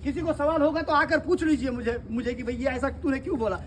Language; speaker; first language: Hindi; non-native, local second language; Marathi